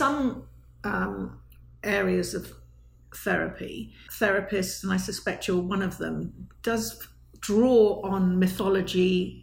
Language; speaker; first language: English; native; English